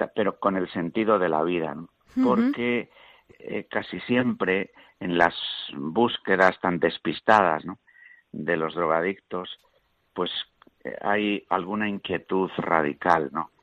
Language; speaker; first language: Spanish; native; Spanish